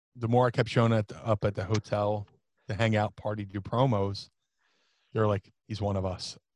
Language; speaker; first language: English; native; English